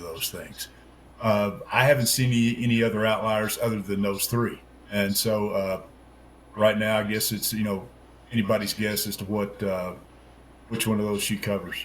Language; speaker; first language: English; native; English